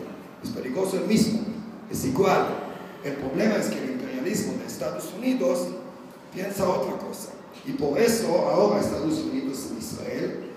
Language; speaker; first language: Spanish; non-native, learner; Hebrew